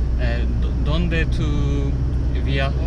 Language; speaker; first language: Spanish; non-native, learner; Turkish